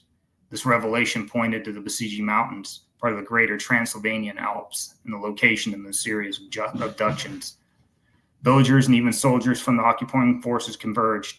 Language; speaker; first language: English; native; English